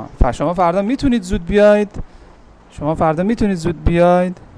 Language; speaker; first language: Persian; non-native, fluent; Urdu